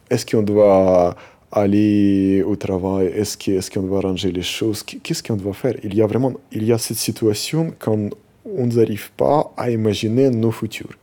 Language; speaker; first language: French; non-native, fluent; Russian